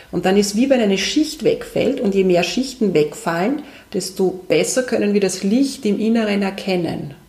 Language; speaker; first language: German; native; German